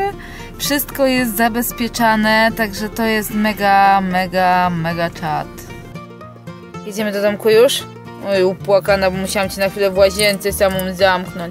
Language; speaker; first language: Polish; native; Polish